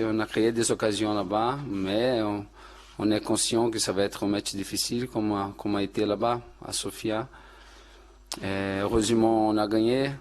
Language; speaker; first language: French; non-native, fluent; Portuguese